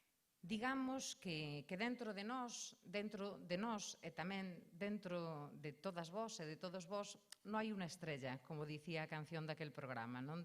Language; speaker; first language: Galician; native; Galician